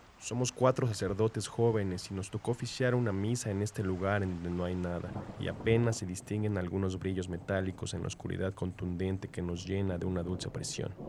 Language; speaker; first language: Spanish; native; Spanish